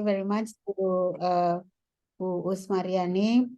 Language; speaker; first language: English; non-native, fluent; Indonesian